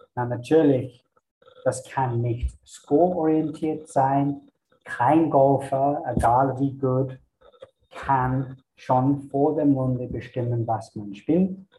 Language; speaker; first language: German; non-native, fluent; English